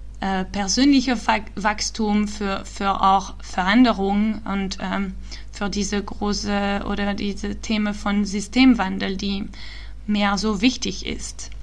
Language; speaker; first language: German; early bilingual, heritage; German